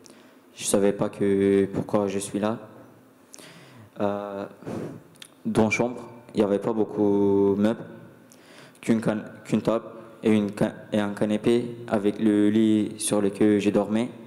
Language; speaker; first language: French; non-native, learner; Turkish